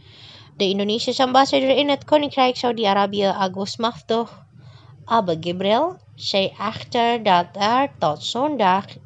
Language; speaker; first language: Dutch; non-native, fluent; Indonesian